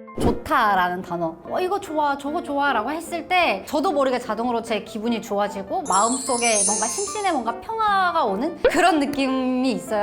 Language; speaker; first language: Korean; non-native, fluent; Kazakh